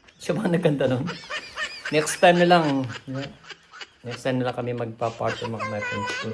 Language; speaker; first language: Filipino; native; Filipino